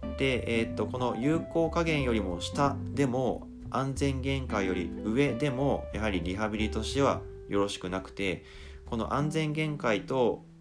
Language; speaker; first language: Japanese; native; Japanese